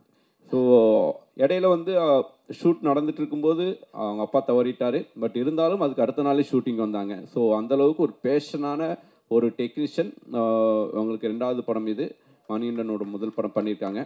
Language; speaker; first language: Tamil; native; Tamil